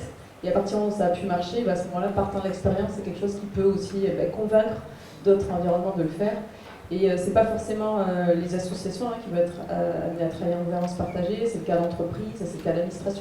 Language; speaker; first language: French; native; French